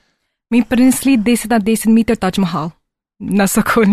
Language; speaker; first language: Russian; non-native, learner; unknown